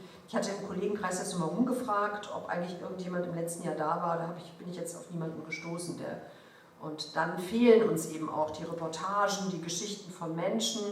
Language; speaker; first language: German; native; German